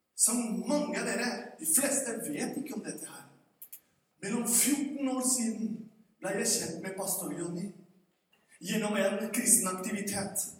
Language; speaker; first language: Norwegian; non-native, fluent; Spanish